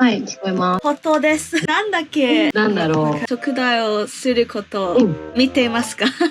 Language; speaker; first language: Japanese; non-native, learner; English